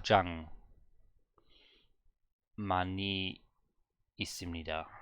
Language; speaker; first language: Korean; non-native, learner; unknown